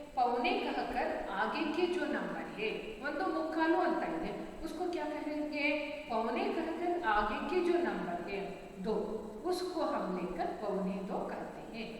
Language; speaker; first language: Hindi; non-native, local second language; Kannada